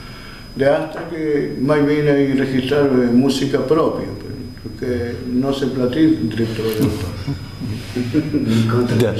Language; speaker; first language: Romanian; non-native, learner; Spanish